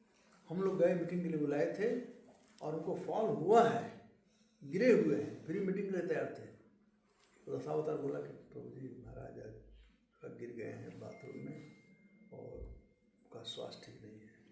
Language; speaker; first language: Hindi; native; Hindi